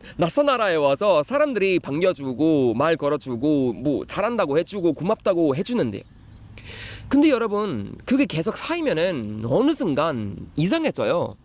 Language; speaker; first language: Korean; non-native, fluent; Swedish